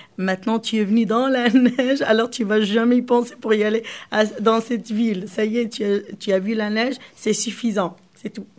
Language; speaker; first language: French; non-native, local second language; Arabic